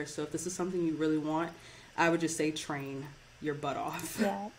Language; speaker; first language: English; native; English